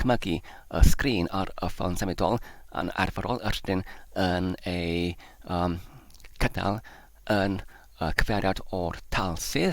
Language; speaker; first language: Welsh; non-native, fluent; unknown